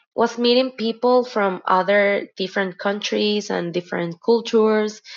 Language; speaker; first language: English; non-native, fluent; Spanish